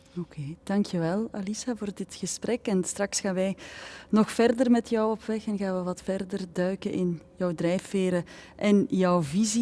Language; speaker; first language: Dutch; native; Dutch